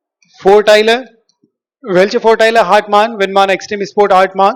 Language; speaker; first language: German; non-native, learner; Hindi